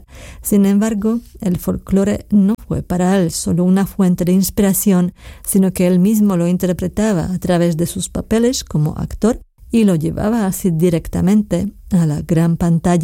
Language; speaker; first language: Spanish; non-native, fluent; Slovak